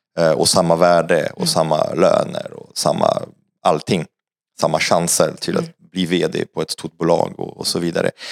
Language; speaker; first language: Swedish; non-native, fluent; French